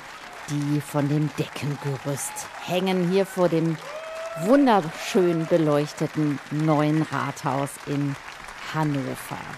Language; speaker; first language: German; native; German